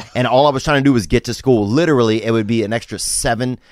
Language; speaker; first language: English; native; English